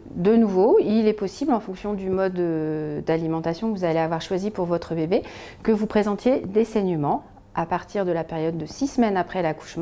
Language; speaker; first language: French; native; French